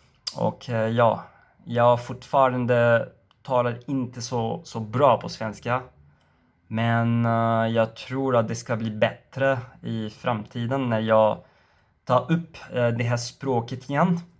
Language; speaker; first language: Swedish; non-native, learner; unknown